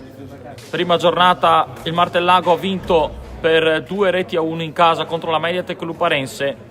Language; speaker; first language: Italian; native; Italian